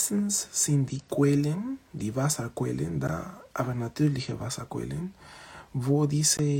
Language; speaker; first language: German; non-native, fluent; Spanish